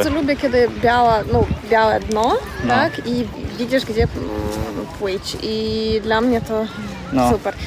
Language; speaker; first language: Polish; non-native, learner; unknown